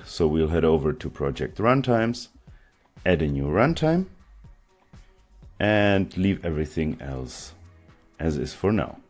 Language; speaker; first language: English; non-native, fluent; German